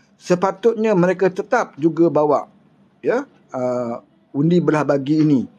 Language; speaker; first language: Malay; native; Malay